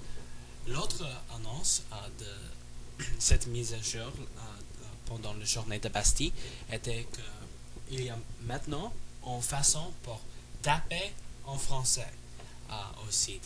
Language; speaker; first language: French; non-native, learner; English